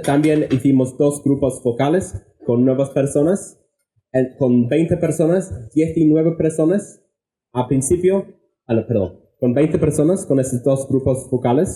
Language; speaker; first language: Spanish; non-native, fluent; English